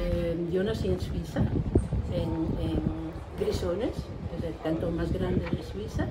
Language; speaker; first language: Spanish; non-native, fluent; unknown